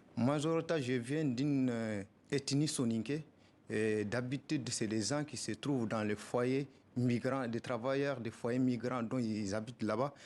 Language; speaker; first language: French; non-native, local second language; Soninke